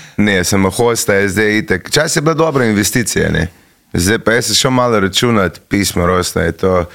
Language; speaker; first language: Slovenian; native; Slovenian